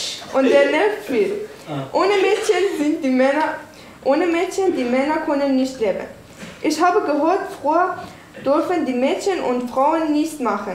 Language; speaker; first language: German; non-native, learner; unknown